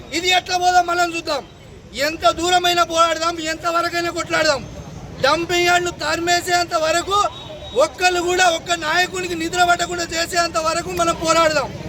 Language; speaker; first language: Telugu; native; Telugu